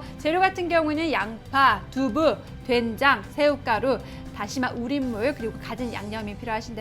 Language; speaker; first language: Korean; native; Korean